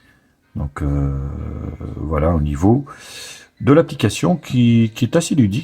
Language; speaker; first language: French; native; French